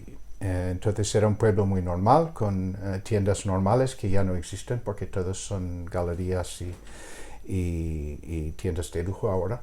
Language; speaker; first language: Spanish; non-native, fluent; English